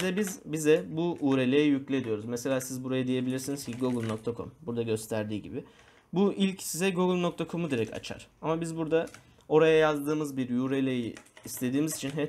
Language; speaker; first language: Turkish; native; Turkish